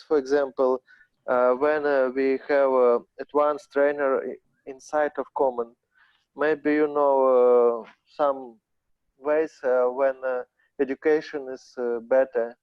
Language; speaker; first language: English; non-native, learner; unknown